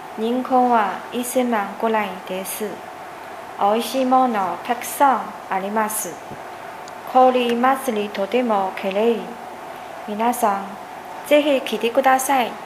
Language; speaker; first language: Japanese; non-native, learner; Chinese